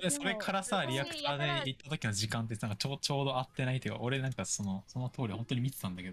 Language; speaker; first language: Japanese; native; Japanese